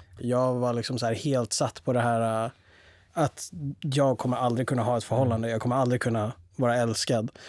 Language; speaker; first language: Swedish; native; Swedish